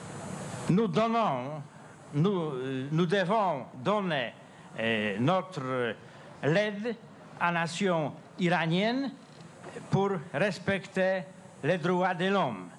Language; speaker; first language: French; non-native, fluent; Polish